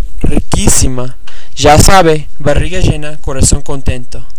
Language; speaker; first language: Spanish; non-native, learner; English